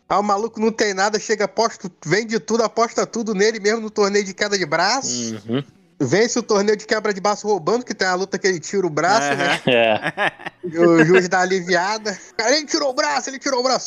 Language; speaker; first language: Portuguese; native; Portuguese